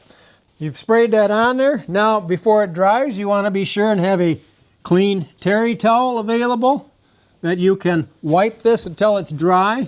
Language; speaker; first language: English; native; English